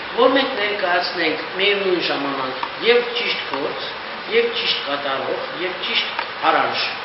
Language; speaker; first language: Armenian; native; Armenian